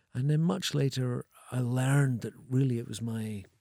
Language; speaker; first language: English; native; English